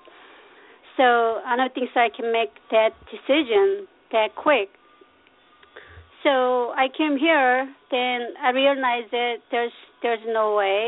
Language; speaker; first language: English; non-native, learner; Korean